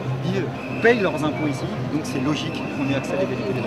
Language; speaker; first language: French; native; French